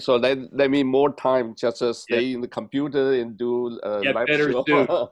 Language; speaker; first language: English; non-native, learner; Chinese